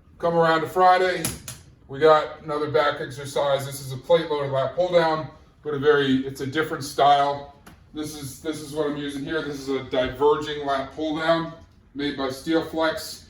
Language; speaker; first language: English; native; English